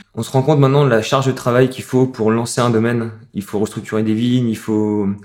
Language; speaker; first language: French; native; French